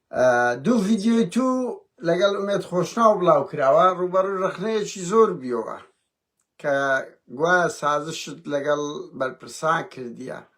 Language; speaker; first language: Central Kurdish; native; Central Kurdish